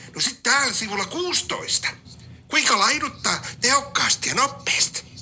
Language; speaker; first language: Finnish; native; Finnish